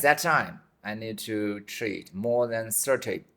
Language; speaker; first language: English; non-native, fluent; Chinese